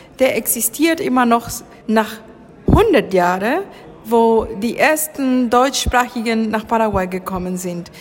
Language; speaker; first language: German; non-native, fluent; Spanish